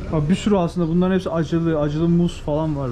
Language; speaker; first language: Turkish; native; Turkish